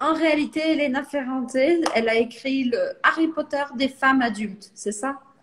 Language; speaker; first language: French; non-native, fluent; Portuguese